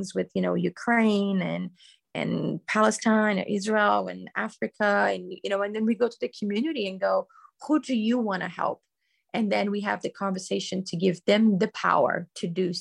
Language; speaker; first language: English; non-native, fluent; Portuguese